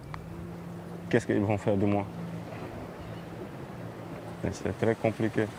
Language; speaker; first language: French; non-native, fluent; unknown